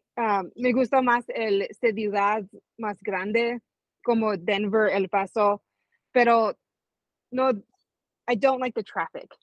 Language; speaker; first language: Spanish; early bilingual, heritage; Spanish